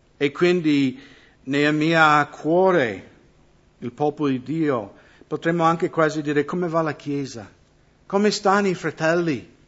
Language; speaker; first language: Italian; non-native, fluent; English